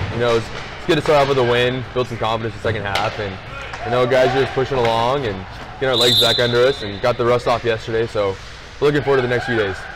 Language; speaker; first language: English; native; English